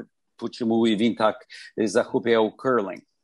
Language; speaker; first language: Ukrainian; early bilingual, heritage; Ukrainian